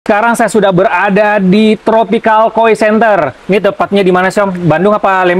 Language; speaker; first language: Indonesian; native; Indonesian